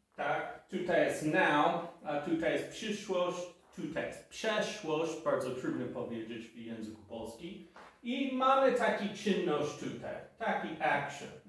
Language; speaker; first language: Polish; non-native, fluent; English